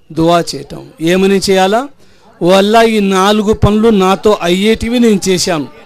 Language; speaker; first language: Telugu; non-native, local second language; Urdu